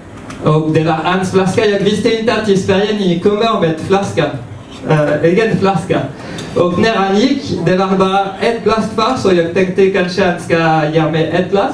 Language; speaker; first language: Swedish; non-native, fluent; French